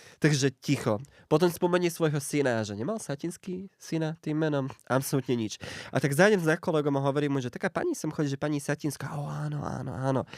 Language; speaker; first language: Slovak; non-native, local second language; Hungarian